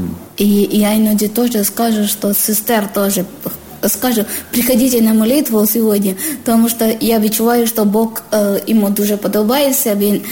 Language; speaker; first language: Ukrainian; non-native, learner; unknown